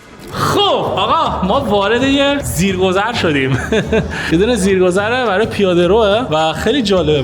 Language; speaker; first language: Persian; native; Persian